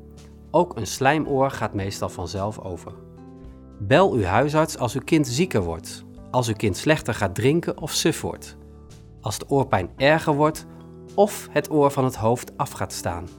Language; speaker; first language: Dutch; native; Dutch